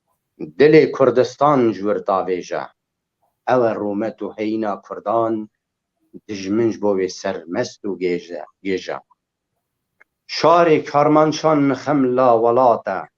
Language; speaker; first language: Kurdish; native; Kurdish